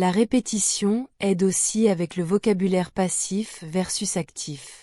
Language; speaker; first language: French; non-native, fluent; Portuguese